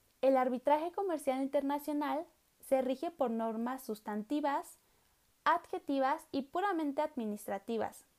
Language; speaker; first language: Spanish; native; Spanish